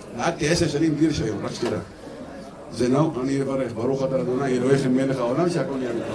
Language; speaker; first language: Hebrew; non-native, local second language; Arabic